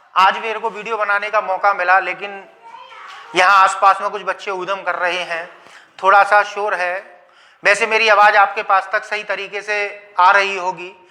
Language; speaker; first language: Hindi; native; Hindi